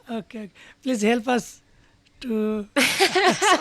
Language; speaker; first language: English; non-native, learner; Bangla